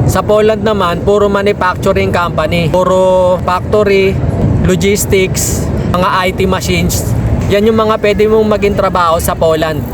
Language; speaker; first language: Filipino; native; Filipino